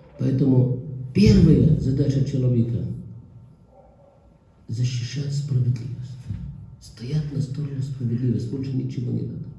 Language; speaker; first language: Russian; non-native, fluent; Arabic